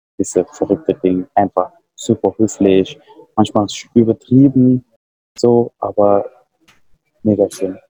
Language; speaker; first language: German; non-native, fluent; Sundanese